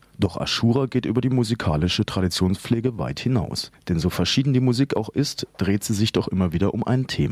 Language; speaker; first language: German; native; German